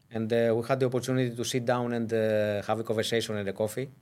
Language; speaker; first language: English; non-native, fluent; Greek